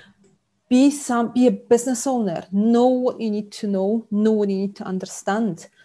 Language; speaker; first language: English; non-native, fluent; Polish